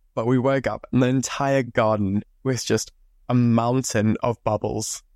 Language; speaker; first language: English; native; English